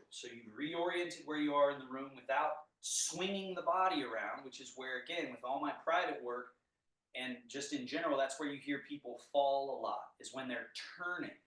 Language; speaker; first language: English; native; English